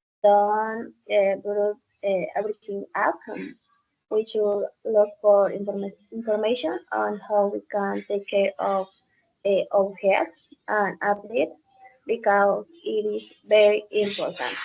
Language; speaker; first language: English; non-native, learner; Spanish